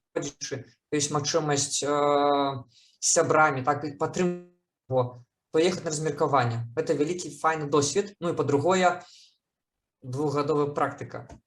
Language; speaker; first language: Belarusian; native; Belarusian